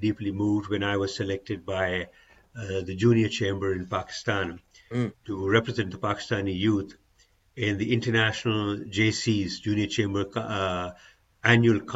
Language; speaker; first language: English; non-native, local second language; Urdu